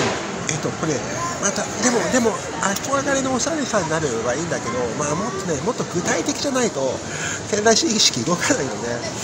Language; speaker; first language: Japanese; native; Japanese